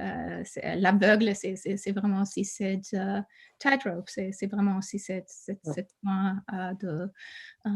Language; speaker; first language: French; non-native, fluent; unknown